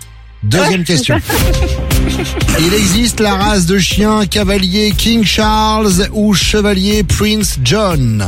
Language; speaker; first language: French; native; French